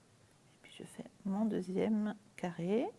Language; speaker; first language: French; native; French